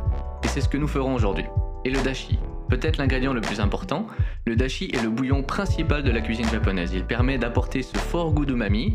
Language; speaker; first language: French; native; French